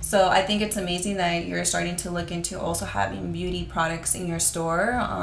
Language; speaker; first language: English; early bilingual, other home language; Spanish